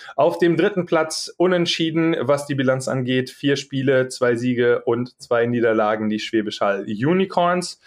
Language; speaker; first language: German; native; German